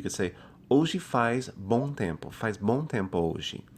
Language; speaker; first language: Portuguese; non-native, fluent; English